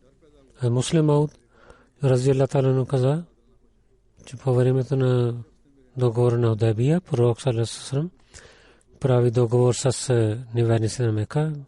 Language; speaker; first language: Bulgarian; non-native, learner; Urdu